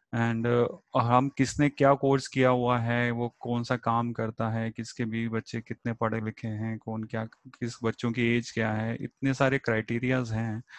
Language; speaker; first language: Hindi; native; Hindi